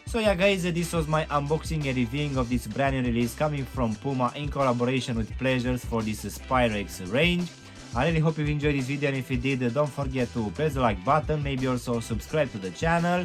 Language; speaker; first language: English; non-native, fluent; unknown